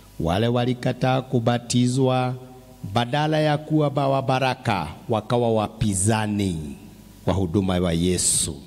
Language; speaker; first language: Swahili; non-native, local second language; Kikuyu